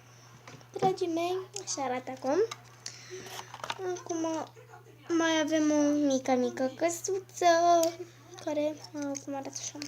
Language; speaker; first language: Romanian; native; Romanian